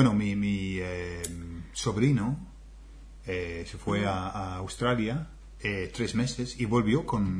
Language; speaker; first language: Spanish; non-native, fluent; English